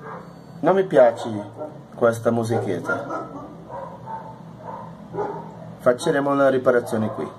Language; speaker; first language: Italian; non-native, learner; Portuguese